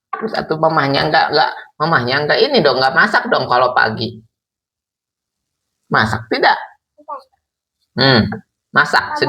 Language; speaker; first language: Indonesian; non-native, local second language; Sundanese